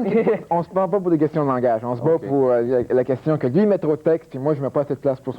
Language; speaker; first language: French; native; French